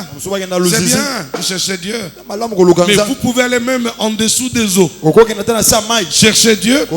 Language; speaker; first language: French; non-native, local second language; Lingala